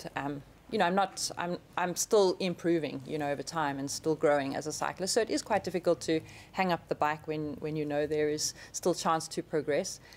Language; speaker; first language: English; native; English